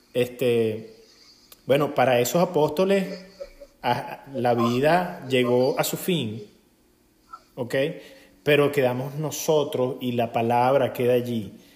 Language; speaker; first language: Spanish; native; Spanish